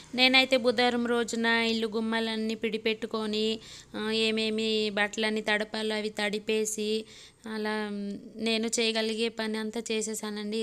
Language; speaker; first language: Telugu; non-native, local second language; Odia